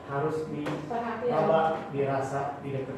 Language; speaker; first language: Indonesian; native; Indonesian